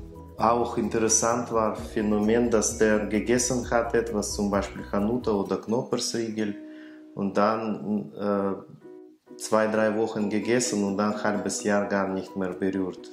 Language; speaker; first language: German; non-native, fluent; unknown